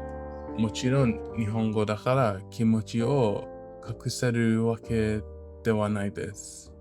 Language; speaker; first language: Japanese; non-native, fluent; English